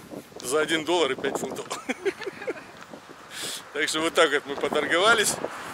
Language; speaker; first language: Russian; native; Russian